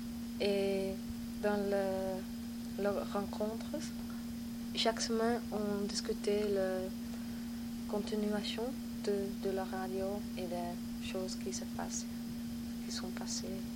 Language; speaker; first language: French; non-native, learner; Dutch